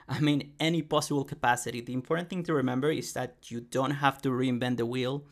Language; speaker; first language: English; native; English